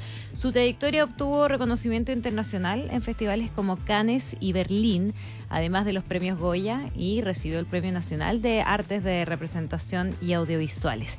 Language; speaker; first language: Spanish; native; Spanish